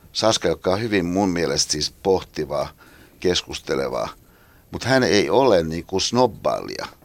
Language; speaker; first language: Finnish; native; Finnish